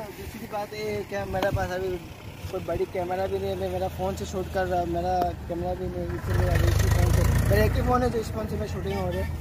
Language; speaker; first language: Hindi; non-native, local second language; Bangla